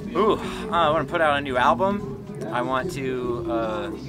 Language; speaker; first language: English; native; English